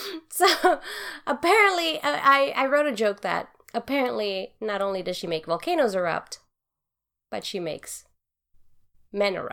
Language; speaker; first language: English; native; English